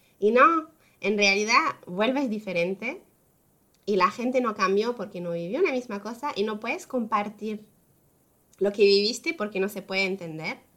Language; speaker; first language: Spanish; non-native, fluent; French